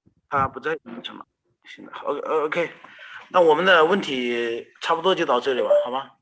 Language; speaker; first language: Chinese; native; Chinese